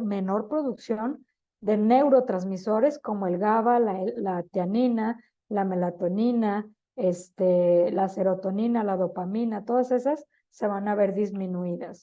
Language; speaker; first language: Spanish; native; Spanish